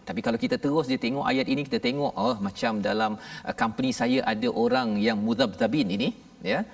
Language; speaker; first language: Malay; native; Malay